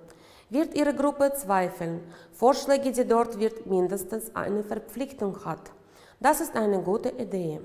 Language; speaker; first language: German; non-native, fluent; Uzbek